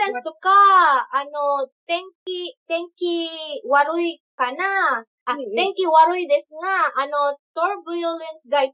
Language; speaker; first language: Japanese; non-native, learner; English